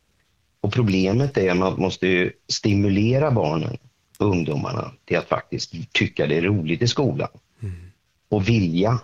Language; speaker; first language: Swedish; native; Swedish